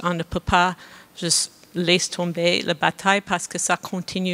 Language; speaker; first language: French; non-native, fluent; English